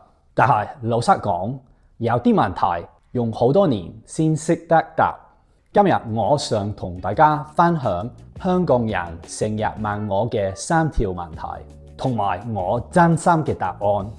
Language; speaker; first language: Cantonese; non-native, fluent; English